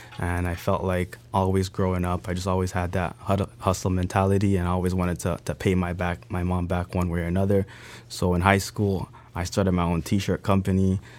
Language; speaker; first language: English; native; English